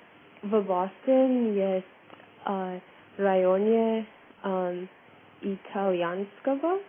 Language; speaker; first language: Russian; non-native, learner; English